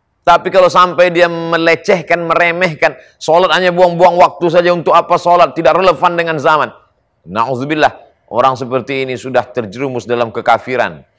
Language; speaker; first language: Malay; native; Malay